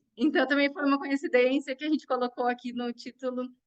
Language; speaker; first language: Portuguese; native; Portuguese